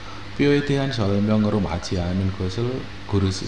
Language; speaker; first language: Korean; non-native, fluent; Indonesian